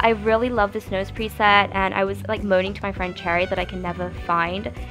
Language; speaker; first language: English; native; English